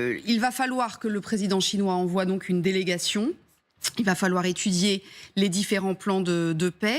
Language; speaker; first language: French; native; French